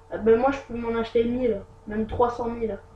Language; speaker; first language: French; native; French